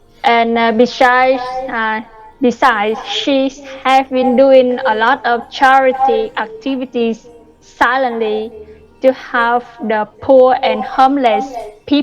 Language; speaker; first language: English; non-native, learner; Vietnamese